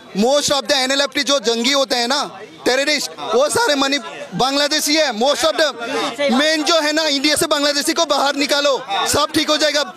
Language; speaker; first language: Hindi; non-native, local second language; Bangla